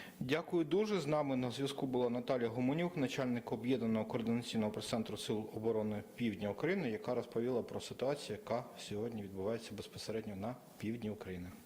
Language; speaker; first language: Ukrainian; native; Ukrainian